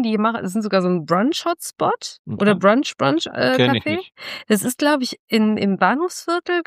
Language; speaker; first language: German; native; German